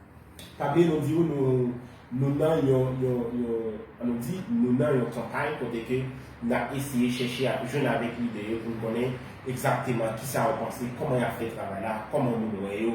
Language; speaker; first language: Haitian Creole; native; Haitian Creole